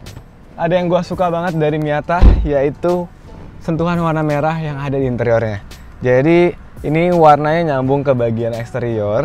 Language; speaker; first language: Indonesian; native; Indonesian